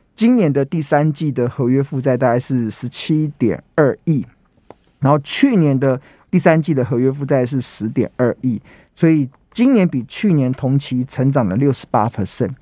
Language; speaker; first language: Chinese; native; Chinese